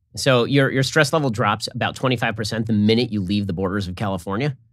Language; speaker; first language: English; native; English